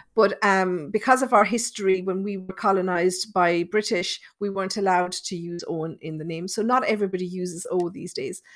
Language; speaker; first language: English; native; English